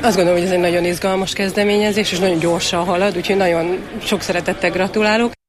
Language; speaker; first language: Hungarian; native; Hungarian